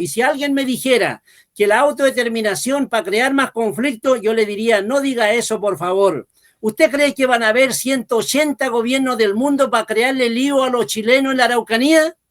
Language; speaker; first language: Spanish; non-native, local second language; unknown